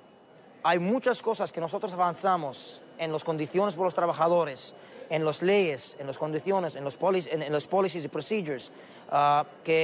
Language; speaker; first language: Spanish; non-native, learner; Arabic